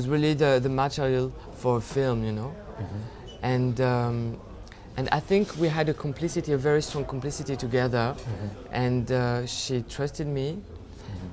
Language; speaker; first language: English; non-native, fluent; French